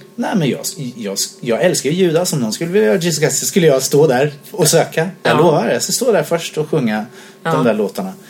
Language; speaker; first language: Swedish; native; Swedish